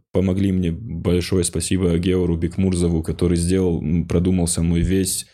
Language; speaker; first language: Russian; non-native, local second language; Ossetic